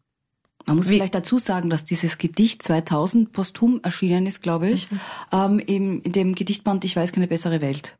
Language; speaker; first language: German; native; German